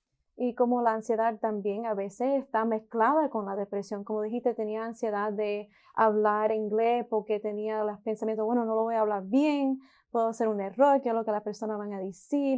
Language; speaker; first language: Spanish; early bilingual, heritage; Spanish